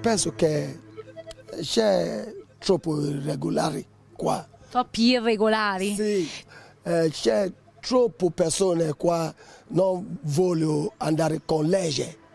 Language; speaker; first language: Italian; non-native, learner; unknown